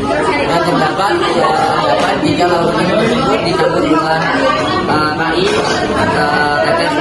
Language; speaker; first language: Indonesian; native; Indonesian